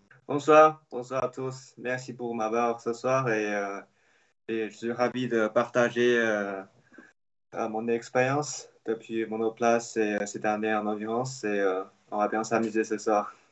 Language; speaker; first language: French; non-native, fluent; Chinese